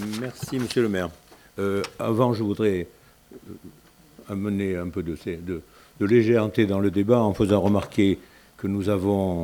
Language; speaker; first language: French; native; French